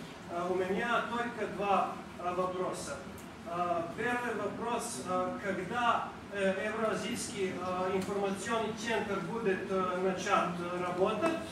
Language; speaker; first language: Russian; non-native, learner; Serbian